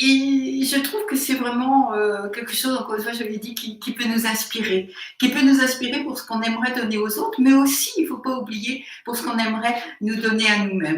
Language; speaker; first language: French; native; French